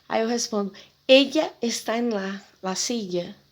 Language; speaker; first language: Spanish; non-native, fluent; Portuguese